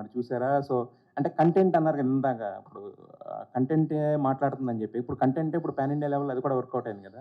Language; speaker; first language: Telugu; native; Telugu